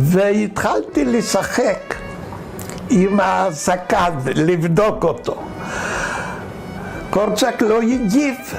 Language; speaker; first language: Hebrew; non-native, fluent; Polish